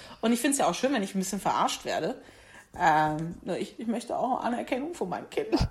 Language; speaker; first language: German; native; German